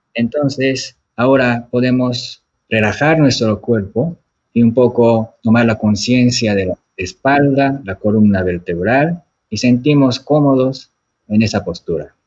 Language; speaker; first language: Spanish; non-native, fluent; Japanese